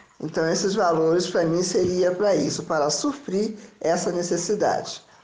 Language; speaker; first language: Portuguese; native; Portuguese